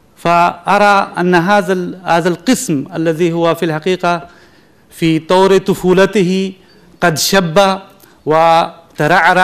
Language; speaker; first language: Arabic; non-native, fluent; Urdu